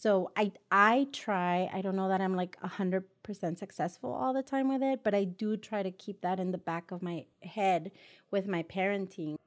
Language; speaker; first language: English; early bilingual, other home language; Spanish